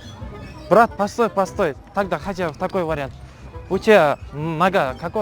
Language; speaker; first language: Russian; non-native, local second language; Kazakh